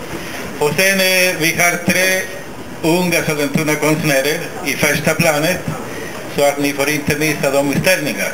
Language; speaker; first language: Swedish; non-native, fluent; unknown